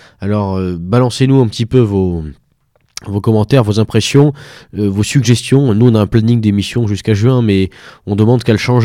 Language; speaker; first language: French; native; French